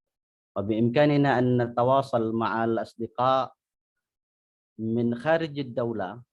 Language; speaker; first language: Arabic; non-native, fluent; Indonesian